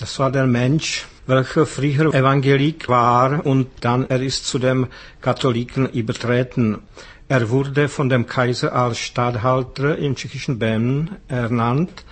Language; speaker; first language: German; non-native, fluent; Czech